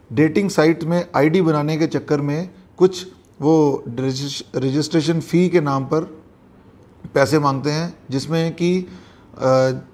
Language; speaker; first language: Hindi; native; Hindi